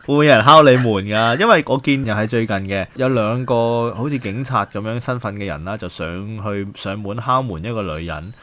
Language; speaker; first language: Cantonese; native; Cantonese